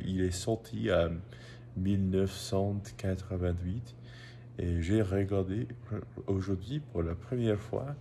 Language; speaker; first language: French; non-native, learner; English